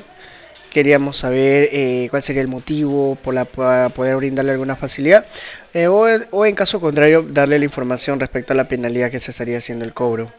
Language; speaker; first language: Spanish; native; Spanish